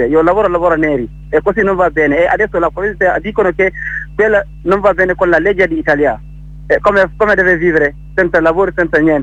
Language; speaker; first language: Italian; non-native, learner; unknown